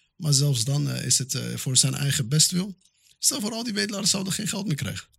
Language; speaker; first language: Dutch; early bilingual, other home language; Arabic